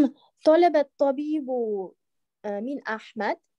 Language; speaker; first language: Arabic; non-native, learner; Uzbek